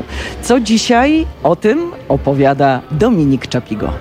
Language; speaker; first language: Polish; native; Polish